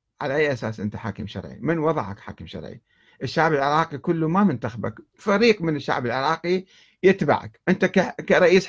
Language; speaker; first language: Arabic; native; Arabic